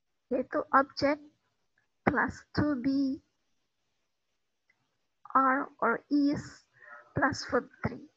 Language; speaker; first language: English; non-native, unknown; Indonesian